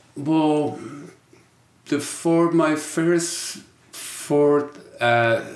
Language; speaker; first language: English; non-native, fluent; Persian